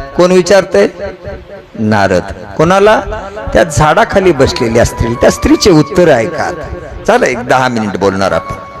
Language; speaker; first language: Marathi; native; Marathi